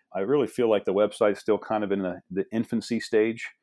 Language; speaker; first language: English; native; English